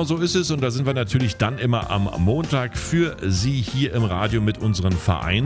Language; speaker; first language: German; native; German